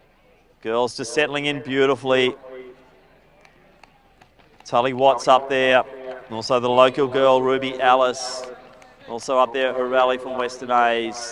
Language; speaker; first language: English; native; English